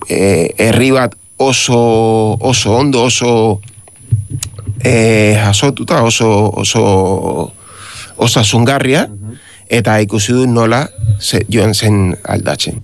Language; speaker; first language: Basque; non-native, learner; Spanish